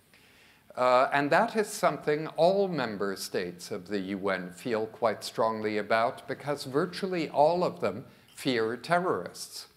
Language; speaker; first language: English; early bilingual, other home language; French